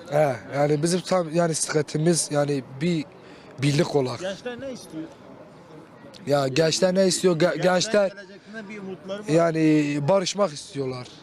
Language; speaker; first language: Turkish; non-native, local second language; Kurdish